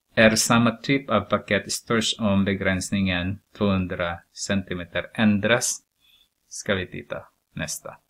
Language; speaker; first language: Swedish; non-native, fluent; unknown